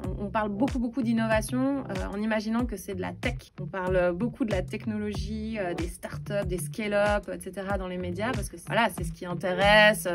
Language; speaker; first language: French; native; French